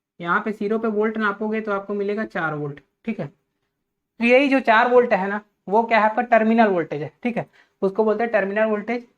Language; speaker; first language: Hindi; native; Hindi